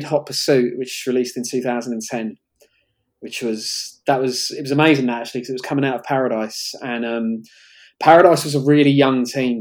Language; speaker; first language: English; native; English